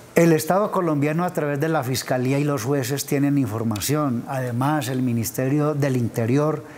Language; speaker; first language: Spanish; native; Spanish